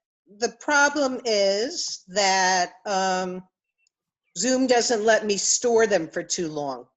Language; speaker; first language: English; native; English